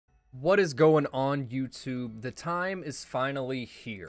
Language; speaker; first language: English; native; English